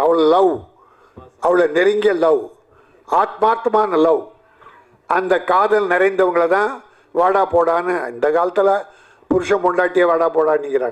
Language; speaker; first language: Tamil; native; Tamil